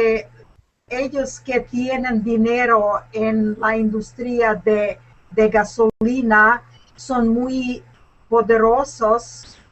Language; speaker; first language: Spanish; non-native, learner; English